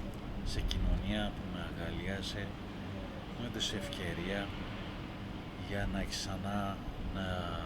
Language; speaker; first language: Greek; non-native, learner; Persian